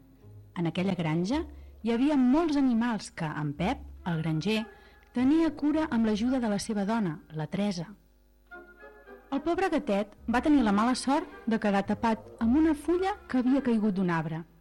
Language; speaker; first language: Catalan; native; Catalan